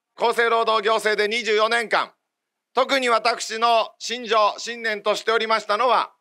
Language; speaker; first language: Japanese; native; Japanese